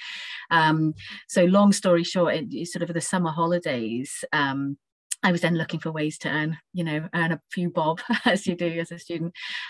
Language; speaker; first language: English; native; English